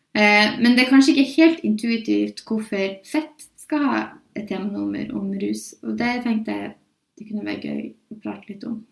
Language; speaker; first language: Norwegian; native; Norwegian